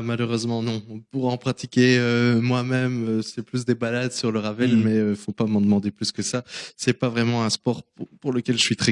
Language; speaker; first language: French; native; French